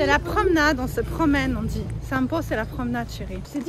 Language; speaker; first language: French; native; French